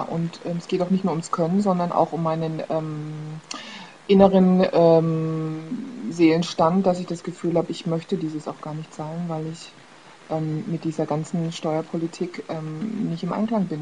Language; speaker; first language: German; native; German